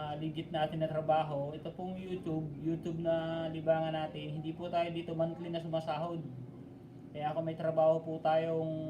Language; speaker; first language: Filipino; non-native, local second language; Bikol